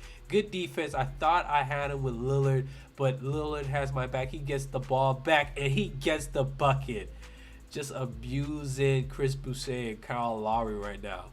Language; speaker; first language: English; native; English